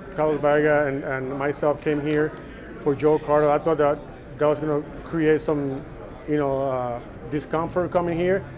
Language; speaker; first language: English; non-native, local second language; Spanish